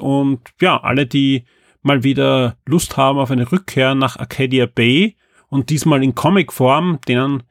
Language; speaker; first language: German; native; German